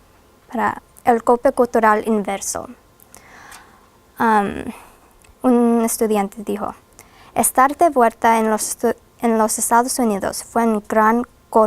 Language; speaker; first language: Spanish; non-native, fluent; English